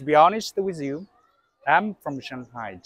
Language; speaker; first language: English; non-native, learner; Chinese